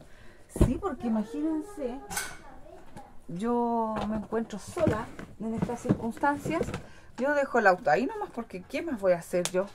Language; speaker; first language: Spanish; native; Spanish